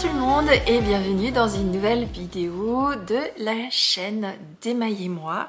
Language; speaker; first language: French; native; French